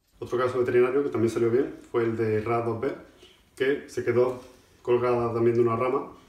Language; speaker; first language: Spanish; native; Spanish